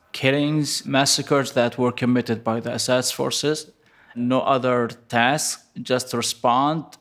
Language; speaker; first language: English; non-native, fluent; Arabic